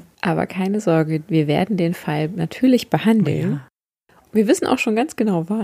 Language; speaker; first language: German; native; German